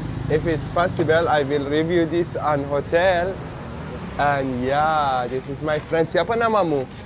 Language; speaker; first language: English; non-native, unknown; Persian